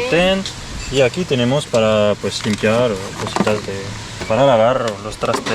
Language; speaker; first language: Spanish; non-native, learner; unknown